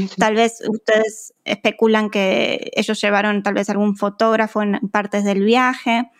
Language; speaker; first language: Spanish; native; Spanish